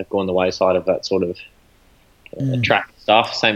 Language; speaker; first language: English; native; English